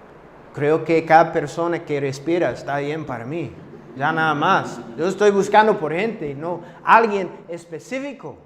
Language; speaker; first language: Spanish; non-native, fluent; English